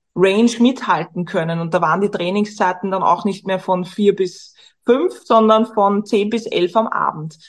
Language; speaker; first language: German; native; German